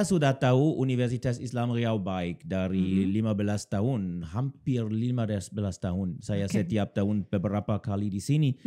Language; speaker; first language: Indonesian; non-native, learner; German